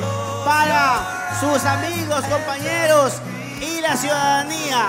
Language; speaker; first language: Spanish; native; Spanish